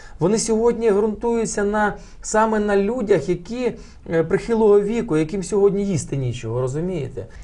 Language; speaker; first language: Ukrainian; non-native, local second language; Russian